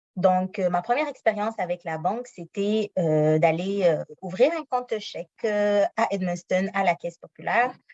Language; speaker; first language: French; non-native, local second language; Arabic